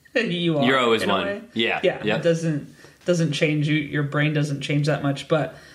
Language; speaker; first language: English; native; English